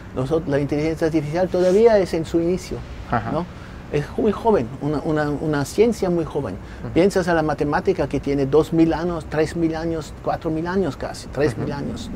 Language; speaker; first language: Spanish; non-native, fluent; German